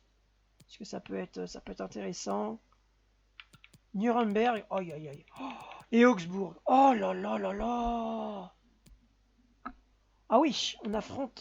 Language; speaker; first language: French; native; French